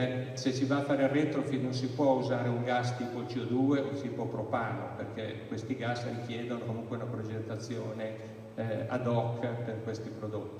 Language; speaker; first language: Italian; native; Italian